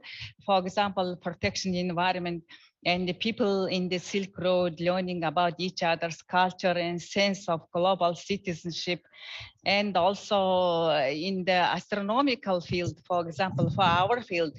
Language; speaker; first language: English; non-native, learner; Mongolian